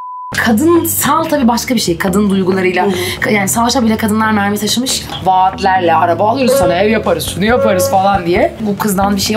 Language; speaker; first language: Turkish; native; Turkish